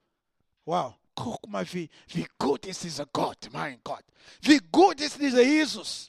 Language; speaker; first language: German; non-native, learner; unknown